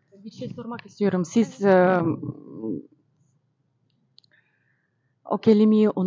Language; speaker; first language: Turkish; non-native, learner; Russian